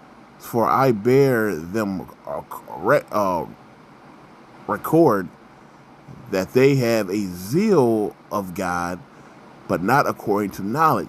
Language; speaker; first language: English; native; English